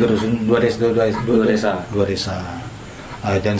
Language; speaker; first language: Malay; native; Malay